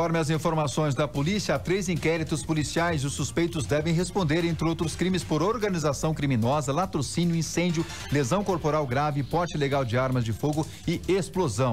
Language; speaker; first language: Portuguese; native; Portuguese